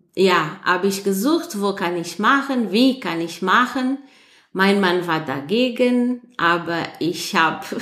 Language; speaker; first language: German; non-native, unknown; Portuguese